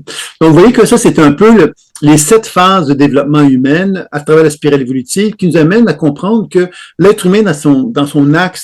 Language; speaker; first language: French; native; French